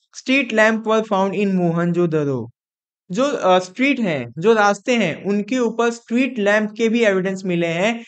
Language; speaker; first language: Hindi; non-native, local second language; Gujarati